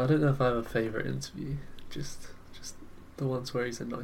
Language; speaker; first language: English; native; English